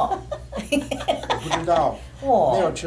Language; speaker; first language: Chinese; non-native, fluent; English